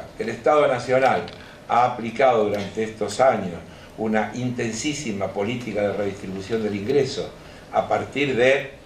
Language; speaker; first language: Spanish; native; Spanish